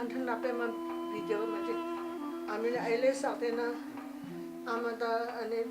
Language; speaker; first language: Nepali; non-native, local second language; Tibetan